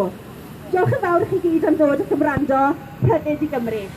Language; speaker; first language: Welsh; native; Welsh